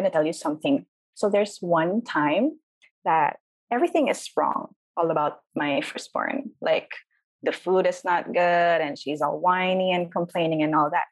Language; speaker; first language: English; non-native, local second language; Filipino